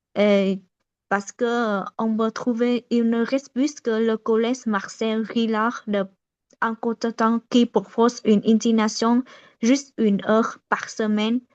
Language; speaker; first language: French; non-native, learner; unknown